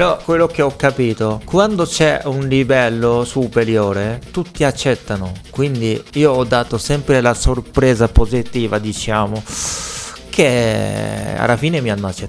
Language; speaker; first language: Italian; non-native, fluent; Japanese